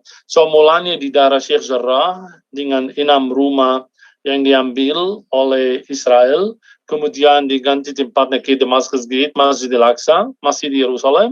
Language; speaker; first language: Indonesian; non-native, fluent; Arabic